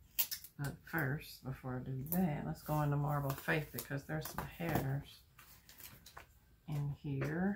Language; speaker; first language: English; native; English